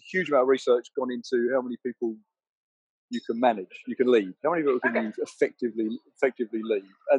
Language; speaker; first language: English; native; English